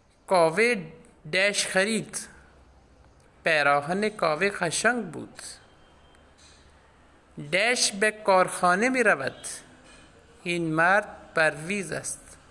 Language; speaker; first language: Persian; non-native, fluent; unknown